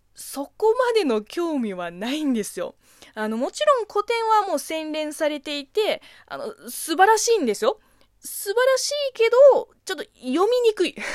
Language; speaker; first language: Japanese; non-native, fluent; Chinese